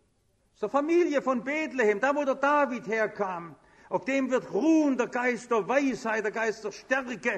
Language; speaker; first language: German; native; German